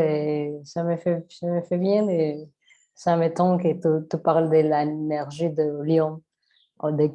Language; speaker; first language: French; non-native, learner; Spanish